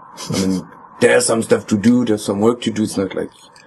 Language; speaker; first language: English; non-native, fluent; French